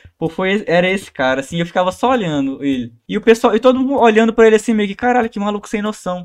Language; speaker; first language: Portuguese; native; Portuguese